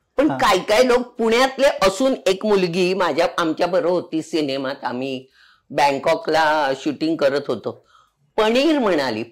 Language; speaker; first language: Marathi; non-native, local second language; Konkani